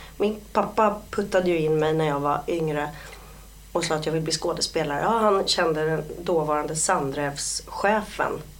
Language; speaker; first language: Swedish; early bilingual, other home language; Polish